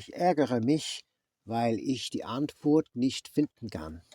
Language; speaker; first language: German; non-native, learner; English